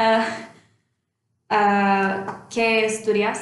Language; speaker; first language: Spanish; non-native, learner; English